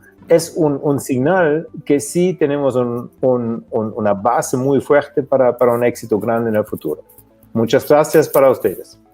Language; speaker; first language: Spanish; non-native, fluent; German